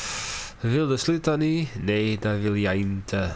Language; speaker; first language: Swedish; non-native, learner; English